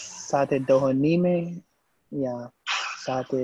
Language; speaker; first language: Persian; non-native, learner; Urdu